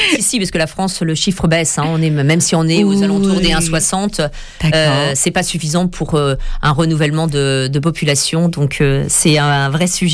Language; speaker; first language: French; native; French